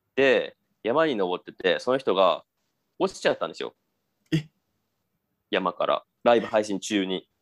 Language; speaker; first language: Japanese; native; Japanese